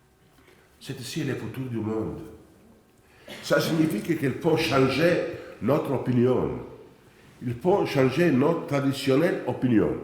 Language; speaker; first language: French; non-native, fluent; Italian